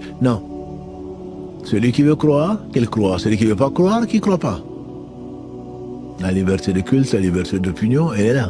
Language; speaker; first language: French; native; French